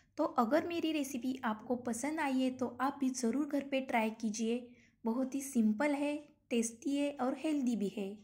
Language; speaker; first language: Hindi; non-native, local second language; Marathi